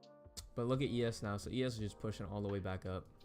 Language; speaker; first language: English; native; English